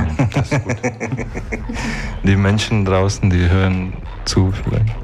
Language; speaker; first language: German; non-native, fluent; Czech